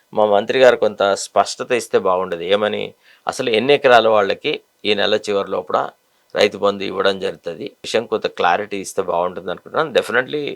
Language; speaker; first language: Telugu; native; Telugu